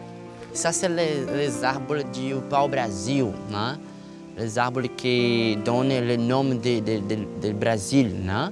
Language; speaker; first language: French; non-native, learner; Portuguese